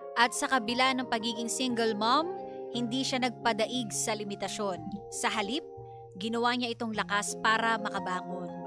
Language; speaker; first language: Filipino; native; Filipino